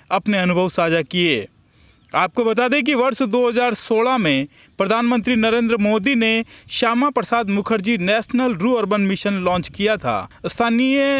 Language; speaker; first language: Hindi; native; Hindi